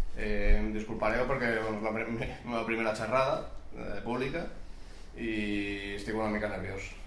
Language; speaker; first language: Catalan; non-native, local second language; Spanish